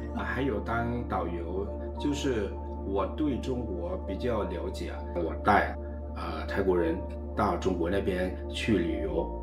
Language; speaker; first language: Chinese; non-native, fluent; Thai